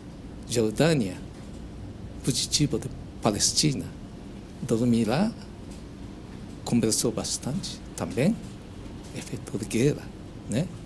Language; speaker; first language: Portuguese; non-native, learner; Japanese